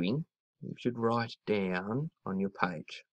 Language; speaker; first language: English; native; English